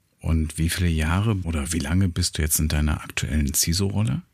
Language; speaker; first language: German; native; German